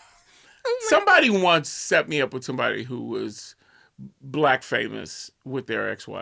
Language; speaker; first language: English; native; English